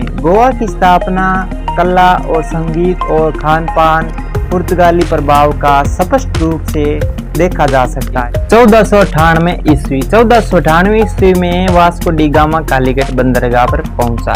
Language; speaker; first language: Hindi; native; Hindi